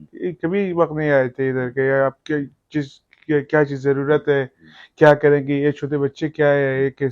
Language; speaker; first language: Hindi; non-native, learner; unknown